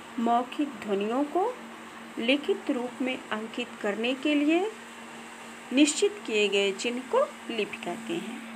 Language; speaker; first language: Hindi; native; Hindi